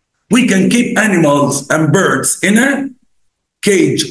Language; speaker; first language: English; non-native, fluent; Arabic